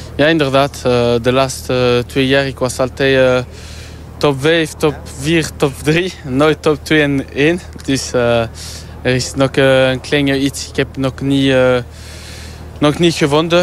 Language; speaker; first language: Dutch; non-native, learner; French